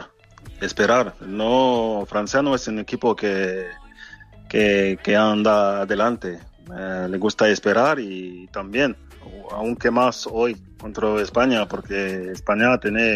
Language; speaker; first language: Spanish; non-native, fluent; French